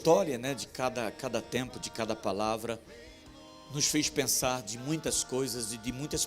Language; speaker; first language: Portuguese; native; Portuguese